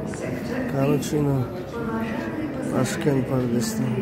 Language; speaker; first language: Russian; non-native, learner; Tajik